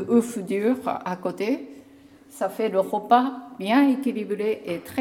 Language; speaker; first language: French; non-native, learner; Japanese